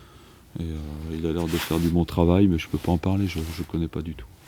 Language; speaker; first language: French; native; French